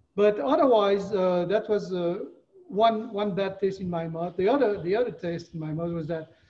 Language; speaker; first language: English; non-native, fluent; French